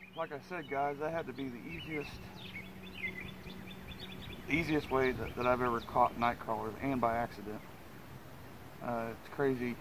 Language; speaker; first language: English; native; English